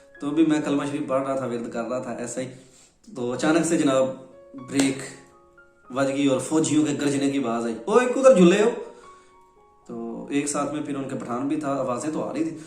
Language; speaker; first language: Urdu; non-native, local second language; Punjabi